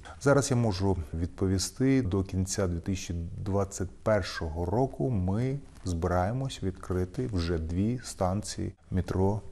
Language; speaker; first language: Ukrainian; non-native, local second language; Russian